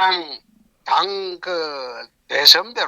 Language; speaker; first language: Korean; native; Korean